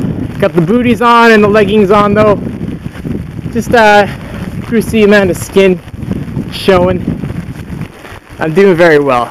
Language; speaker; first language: English; native; English